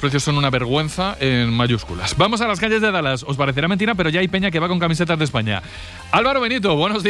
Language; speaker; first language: Spanish; native; Spanish